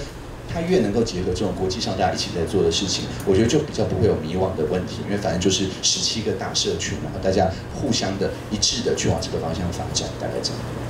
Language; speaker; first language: Chinese; native; Chinese